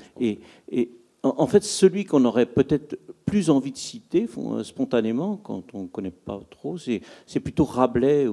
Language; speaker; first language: French; native; French